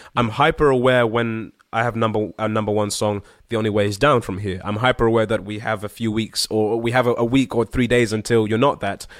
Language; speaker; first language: English; early bilingual, other home language; Shona